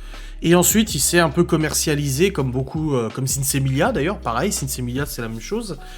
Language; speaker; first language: French; native; French